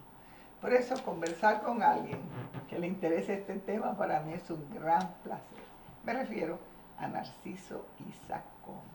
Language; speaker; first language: Spanish; native; Spanish